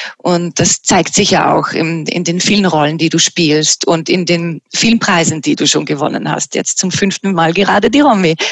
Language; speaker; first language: German; native; German